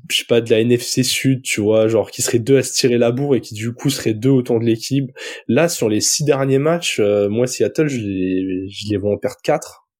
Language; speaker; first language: French; native; French